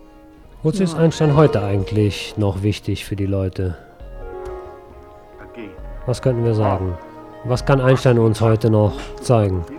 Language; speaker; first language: German; native; German